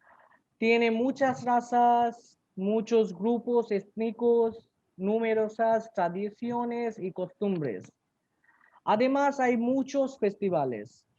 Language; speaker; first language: Spanish; non-native, learner; Bangla